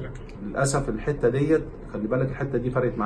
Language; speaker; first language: Arabic; native; Arabic